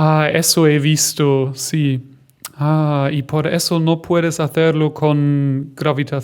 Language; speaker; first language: Spanish; non-native, fluent; German